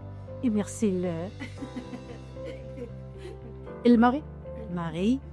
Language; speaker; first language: French; non-native, learner; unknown